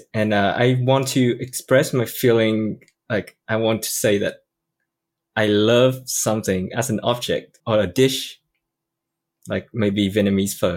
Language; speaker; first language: English; non-native, fluent; Vietnamese